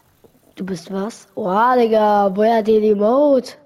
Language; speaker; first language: German; native; German